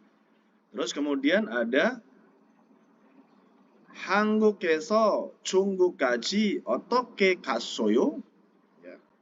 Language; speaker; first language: Korean; non-native, fluent; Indonesian